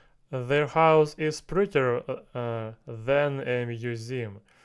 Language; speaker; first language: English; non-native, learner; Russian